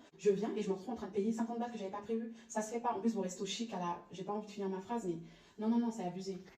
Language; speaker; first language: French; native; French